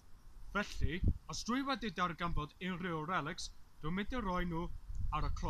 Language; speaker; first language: Welsh; non-native, learner; English